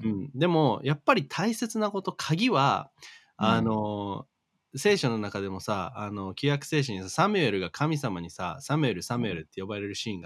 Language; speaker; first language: Japanese; native; Japanese